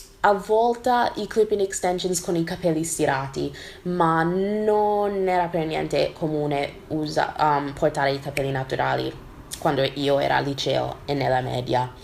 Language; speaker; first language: Italian; non-native, fluent; English